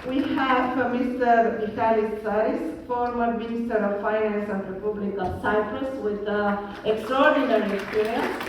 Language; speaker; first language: English; non-native, fluent; Bulgarian